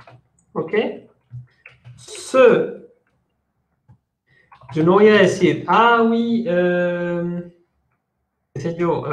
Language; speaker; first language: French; non-native, fluent; Spanish